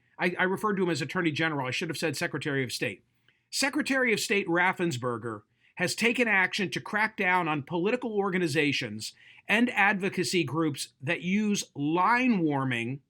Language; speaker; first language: English; native; English